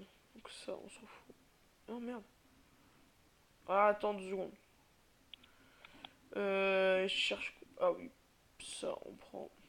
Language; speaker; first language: French; native; French